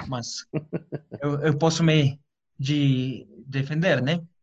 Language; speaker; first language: Portuguese; non-native, fluent; Spanish